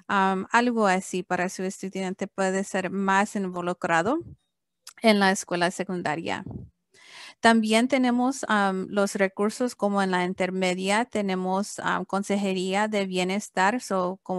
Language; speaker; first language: Spanish; early bilingual, heritage; English